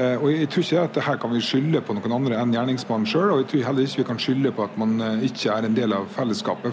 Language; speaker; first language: Norwegian; native; Norwegian